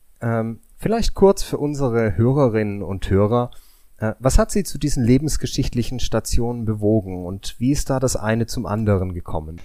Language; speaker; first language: German; native; German